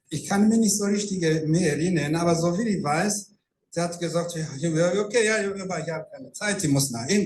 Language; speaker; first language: German; non-native, fluent; Rundi